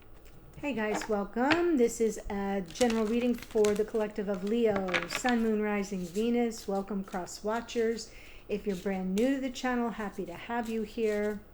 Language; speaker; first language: English; native; English